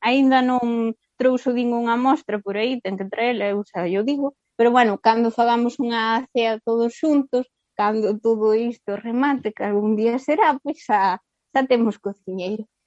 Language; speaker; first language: Galician; non-native, local second language; Spanish